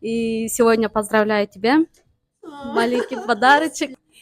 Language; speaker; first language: Russian; non-native, local second language; Kyrgyz